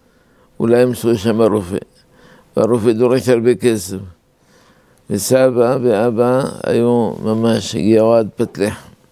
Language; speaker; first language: Hebrew; non-native, fluent; Arabic